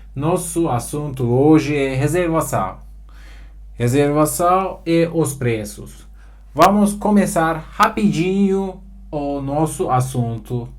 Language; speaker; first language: Portuguese; non-native, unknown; Turkish